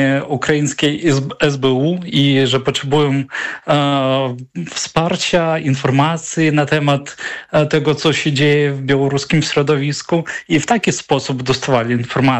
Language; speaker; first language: Polish; non-native, fluent; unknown